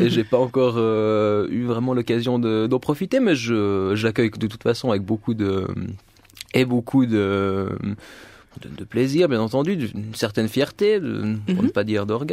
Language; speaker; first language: French; native; French